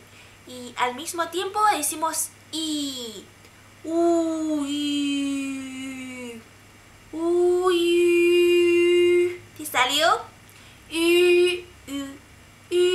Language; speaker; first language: Spanish; non-native, learner; Chinese